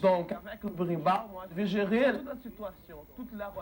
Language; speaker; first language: French; non-native, fluent; Portuguese